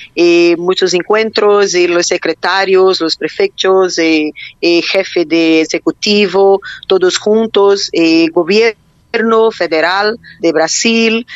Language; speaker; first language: Spanish; non-native, learner; Portuguese